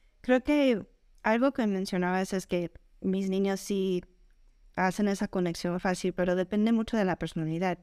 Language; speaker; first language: Spanish; non-native, fluent; English